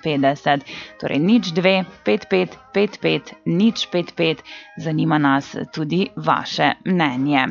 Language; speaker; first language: Slovenian; native; Slovenian